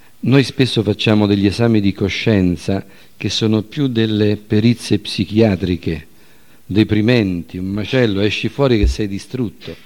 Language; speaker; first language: Italian; native; Italian